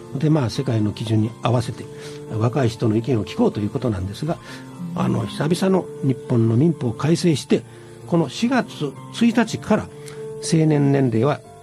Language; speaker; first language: Japanese; native; Japanese